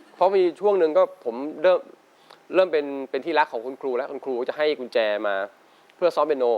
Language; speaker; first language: Thai; native; Thai